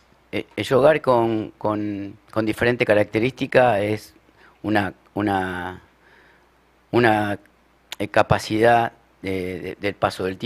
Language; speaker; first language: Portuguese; non-native, learner; Spanish